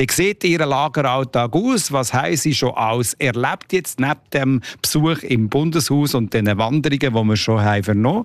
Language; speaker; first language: German; native; German